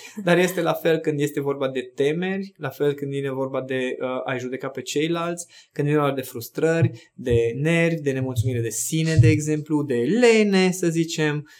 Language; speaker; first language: Romanian; non-native, local second language; Hungarian